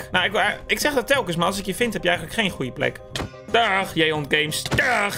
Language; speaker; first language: Dutch; native; Dutch